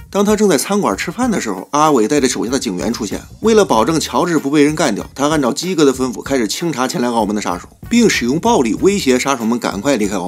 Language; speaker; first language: Chinese; native; Chinese